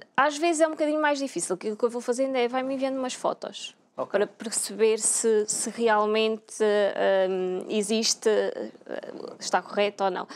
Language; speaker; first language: Portuguese; native; Portuguese